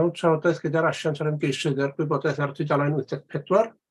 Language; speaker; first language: Welsh; native; Welsh